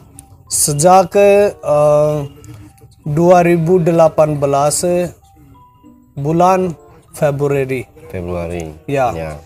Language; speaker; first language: Indonesian; non-native, learner; Hindi